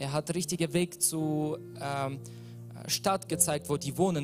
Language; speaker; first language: German; non-native, learner; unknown